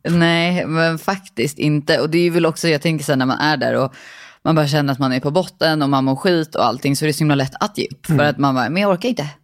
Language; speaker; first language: Swedish; native; Swedish